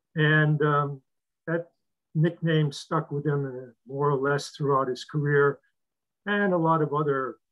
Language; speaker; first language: English; native; English